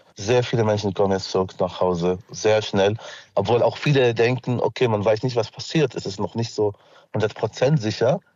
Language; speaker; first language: German; non-native, fluent; Arabic